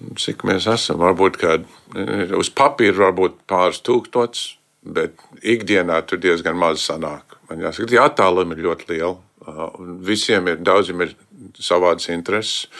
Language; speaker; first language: Latvian; early bilingual, heritage; Latvian